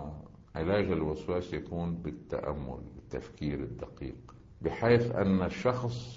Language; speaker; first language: Arabic; native; Arabic